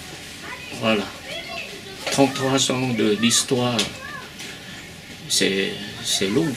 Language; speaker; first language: French; non-native, fluent; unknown